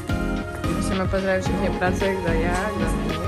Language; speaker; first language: Czech; non-native, fluent; Ukrainian